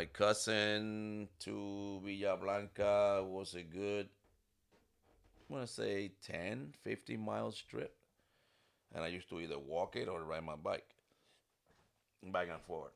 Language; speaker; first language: English; non-native, fluent; Spanish